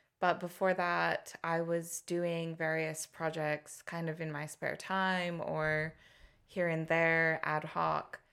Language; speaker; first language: English; native; English